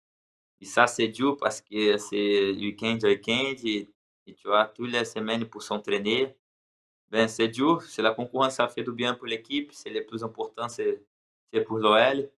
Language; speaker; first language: French; non-native, learner; Portuguese